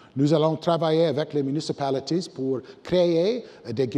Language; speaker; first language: French; non-native, local second language; English